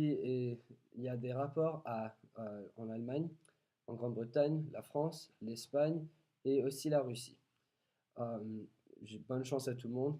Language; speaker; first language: French; non-native, learner; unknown